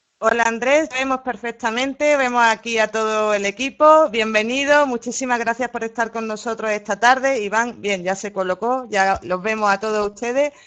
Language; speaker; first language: Spanish; native; Spanish